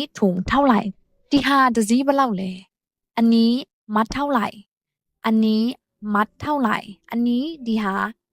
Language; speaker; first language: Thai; non-native, fluent; Burmese